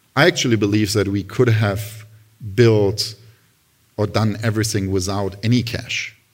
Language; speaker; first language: English; non-native, fluent; German